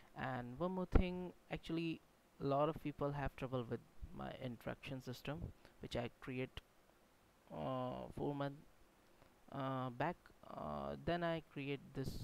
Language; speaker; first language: English; non-native, local second language; Hindi